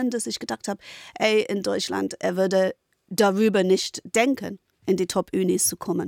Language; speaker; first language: German; non-native, fluent; English